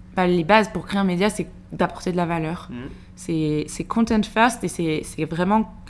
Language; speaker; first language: French; native; French